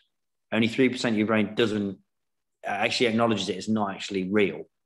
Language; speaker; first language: English; native; English